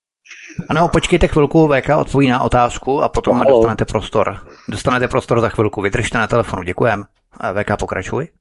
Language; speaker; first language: Czech; native; Czech